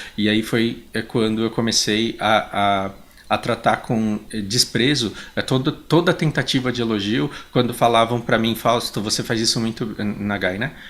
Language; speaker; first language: Portuguese; native; Portuguese